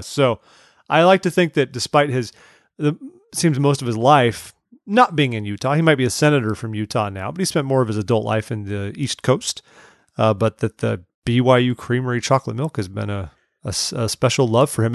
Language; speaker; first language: English; native; English